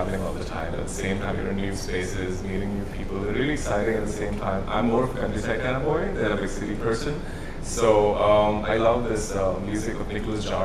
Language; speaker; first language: English; non-native, local second language; Hindi